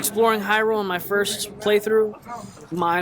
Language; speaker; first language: English; native; English